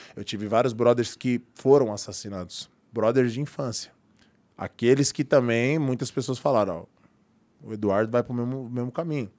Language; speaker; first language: Portuguese; native; Portuguese